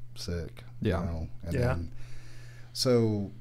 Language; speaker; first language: English; native; English